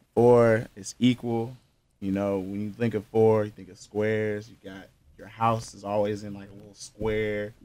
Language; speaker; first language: English; native; English